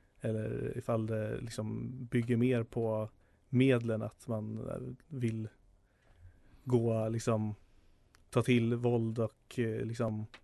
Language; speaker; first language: Swedish; native; Swedish